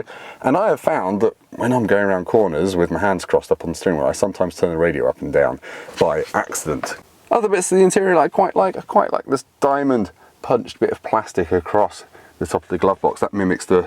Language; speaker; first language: English; native; English